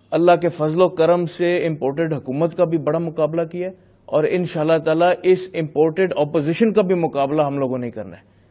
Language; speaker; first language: Urdu; non-native, local second language; Punjabi